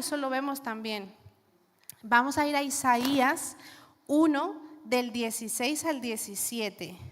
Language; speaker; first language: Spanish; native; Spanish